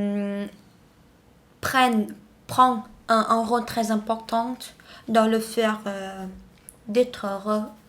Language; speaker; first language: French; non-native, learner; Vietnamese